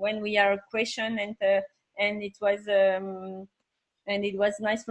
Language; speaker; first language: English; non-native, learner; French